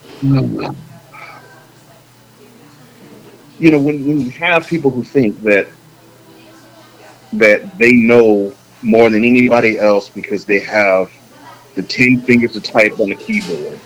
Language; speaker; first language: English; native; English